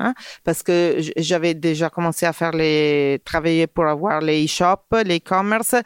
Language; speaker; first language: French; non-native, fluent; Italian